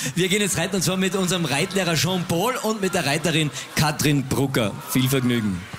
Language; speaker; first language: German; native; German